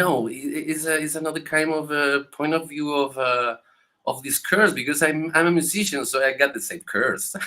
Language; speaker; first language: English; non-native, learner; Spanish